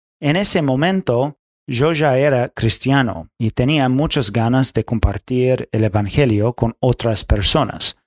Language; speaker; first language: Spanish; non-native, fluent; English